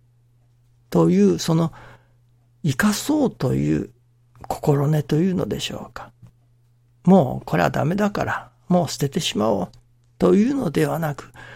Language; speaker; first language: Japanese; native; Japanese